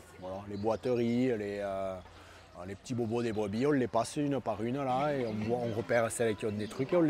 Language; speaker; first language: French; native; French